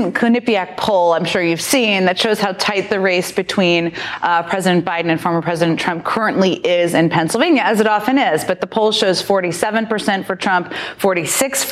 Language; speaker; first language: English; native; English